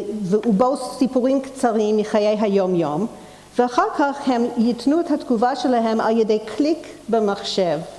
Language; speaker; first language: Hebrew; non-native, fluent; English